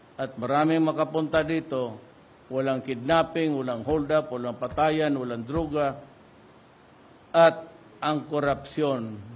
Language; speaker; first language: Filipino; non-native, local second language; Cebuano